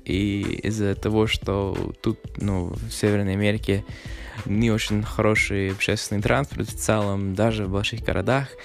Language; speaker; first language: Russian; non-native, fluent; English